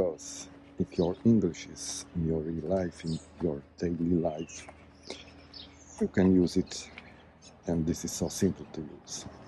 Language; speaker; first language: English; non-native, learner; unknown